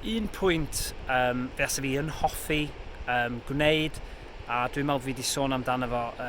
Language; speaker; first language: Welsh; native; Welsh